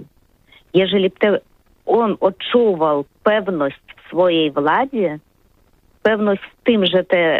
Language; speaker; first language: Polish; non-native, learner; Russian